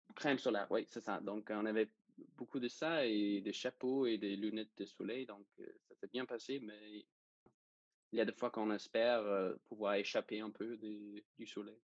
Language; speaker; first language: French; non-native, fluent; Danish